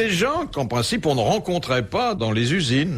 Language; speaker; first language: French; native; French